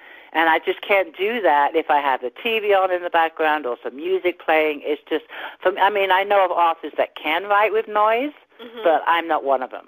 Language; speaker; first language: English; native; English